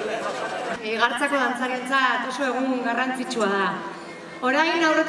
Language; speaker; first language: Basque; native; Basque